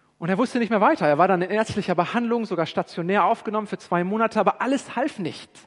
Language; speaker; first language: German; native; German